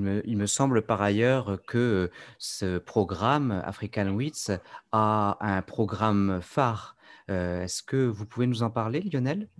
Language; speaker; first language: French; native; French